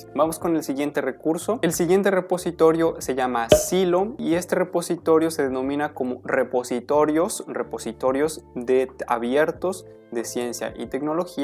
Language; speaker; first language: Spanish; native; Spanish